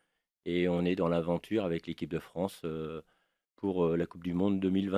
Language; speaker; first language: French; native; French